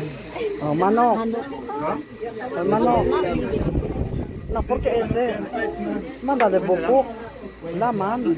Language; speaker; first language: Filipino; non-native, local second language; Chavacano